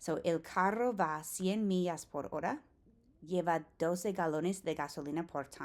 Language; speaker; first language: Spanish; non-native, fluent; English